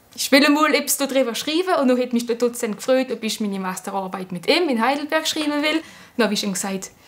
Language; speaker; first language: German; non-native, local second language; French